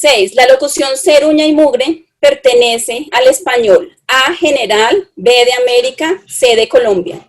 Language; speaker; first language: Spanish; native; Spanish